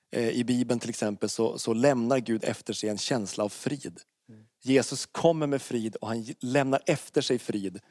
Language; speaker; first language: Swedish; native; Swedish